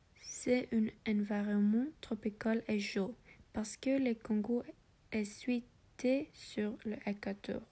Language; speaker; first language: French; non-native, learner; English